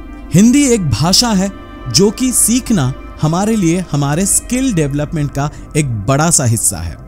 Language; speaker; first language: Hindi; non-native, local second language; Bangla